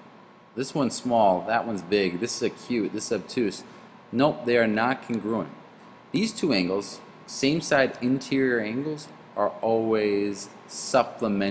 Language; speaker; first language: English; native; English